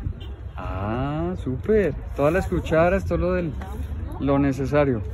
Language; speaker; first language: Spanish; native; Spanish